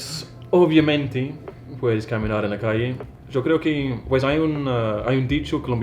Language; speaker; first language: Spanish; non-native, fluent; English